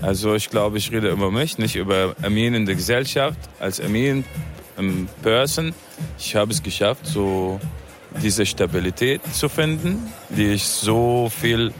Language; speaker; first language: German; non-native, fluent; Arabic